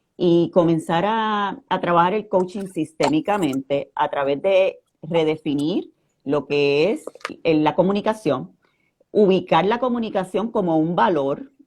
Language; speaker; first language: Spanish; native; Spanish